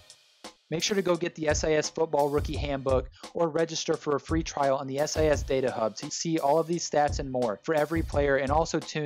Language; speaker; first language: English; native; English